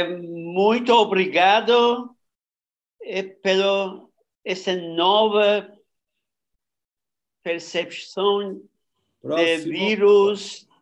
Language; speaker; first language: Portuguese; non-native, fluent; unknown